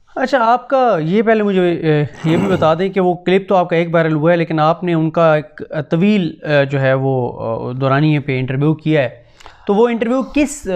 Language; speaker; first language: Urdu; non-native, local second language; Punjabi